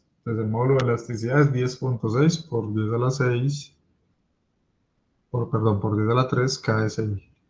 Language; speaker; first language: Spanish; native; Spanish